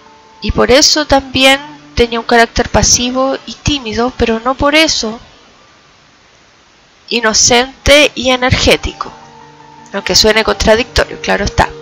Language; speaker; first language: Spanish; native; Spanish